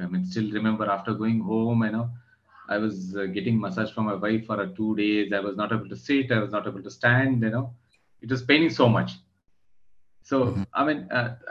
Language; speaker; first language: English; non-native, local second language; Kannada